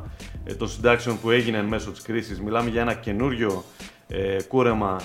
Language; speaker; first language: Greek; native; Greek